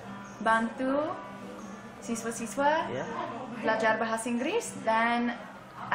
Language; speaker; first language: Indonesian; non-native, fluent; English